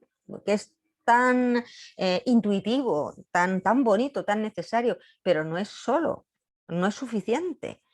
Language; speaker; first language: Spanish; native; Spanish